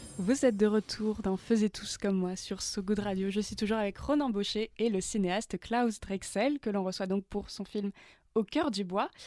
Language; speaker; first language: French; native; French